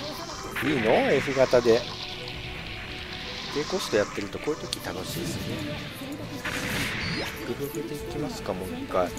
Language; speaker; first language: Japanese; native; Japanese